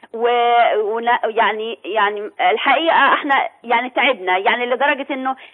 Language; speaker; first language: Arabic; native; Arabic